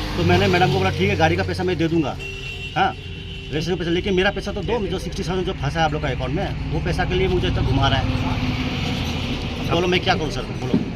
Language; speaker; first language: Hindi; non-native, local second language; Nepali